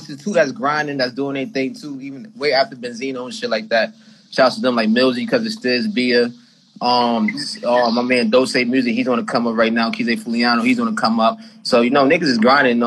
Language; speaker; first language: English; native; English